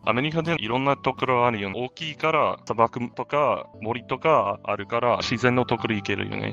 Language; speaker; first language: Japanese; non-native, fluent; English